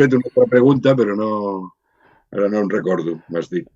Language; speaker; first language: Catalan; non-native, local second language; Spanish